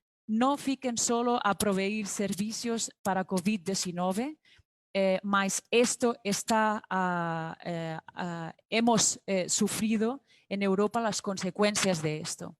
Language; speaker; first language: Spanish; non-native, fluent; Portuguese